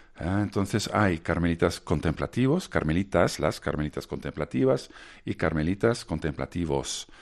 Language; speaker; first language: Spanish; non-native, fluent; Dutch